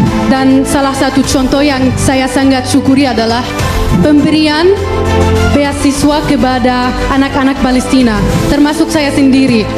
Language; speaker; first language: Indonesian; non-native, fluent; Arabic